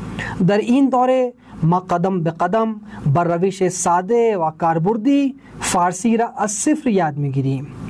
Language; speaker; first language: Persian; non-native, fluent; Urdu